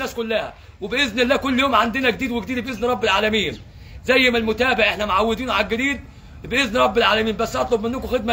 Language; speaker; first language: Arabic; native; Arabic